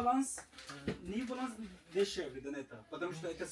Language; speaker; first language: Russian; non-native, learner; Turkish